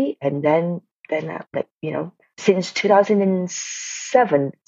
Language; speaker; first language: English; non-native, local second language; Cantonese